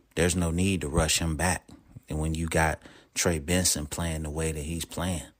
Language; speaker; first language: English; native; English